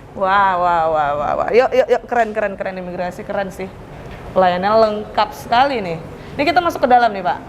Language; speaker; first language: Indonesian; native; Indonesian